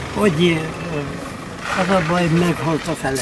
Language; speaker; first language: Hungarian; non-native, local second language; Romanian